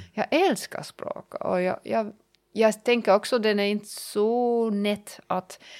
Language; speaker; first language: Swedish; non-native, learner; German